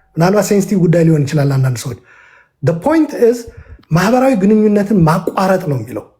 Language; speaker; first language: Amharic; non-native, local second language; Tigrinya